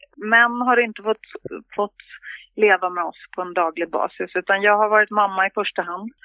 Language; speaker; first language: Swedish; native; Swedish